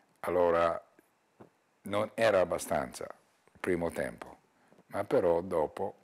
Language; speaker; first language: Italian; non-native, learner; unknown